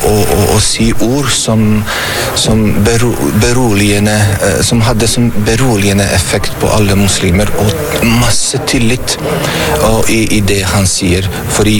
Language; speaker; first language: Norwegian; non-native, fluent; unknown